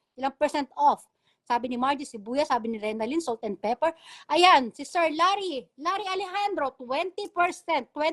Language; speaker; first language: Filipino; non-native, local second language; Bikol